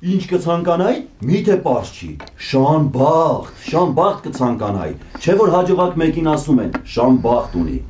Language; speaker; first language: Armenian; native; Armenian